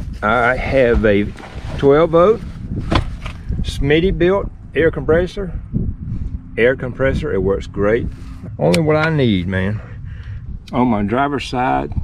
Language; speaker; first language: English; native; English